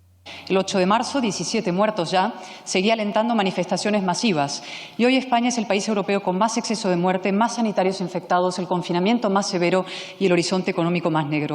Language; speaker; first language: Spanish; native; Spanish